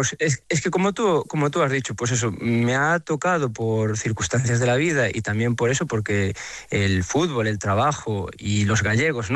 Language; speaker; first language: Spanish; native; Spanish